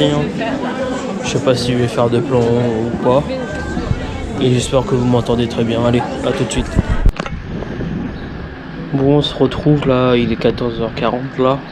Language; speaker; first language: French; native; French